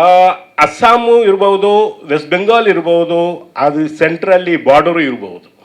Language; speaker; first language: Kannada; non-native, learner; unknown